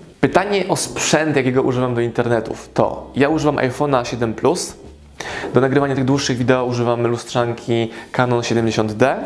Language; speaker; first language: Polish; native; Polish